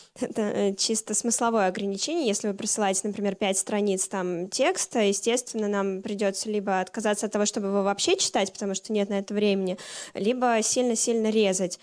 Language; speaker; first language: Russian; native; Russian